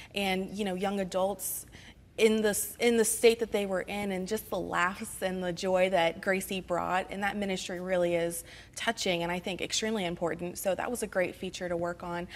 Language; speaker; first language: English; native; English